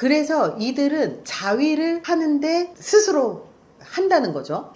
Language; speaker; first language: Korean; native; Korean